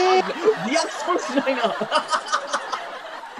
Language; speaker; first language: Japanese; native; Japanese